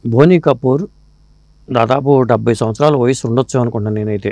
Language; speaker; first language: Telugu; native; Telugu